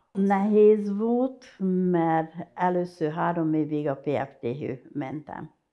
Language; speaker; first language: Hungarian; native; Hungarian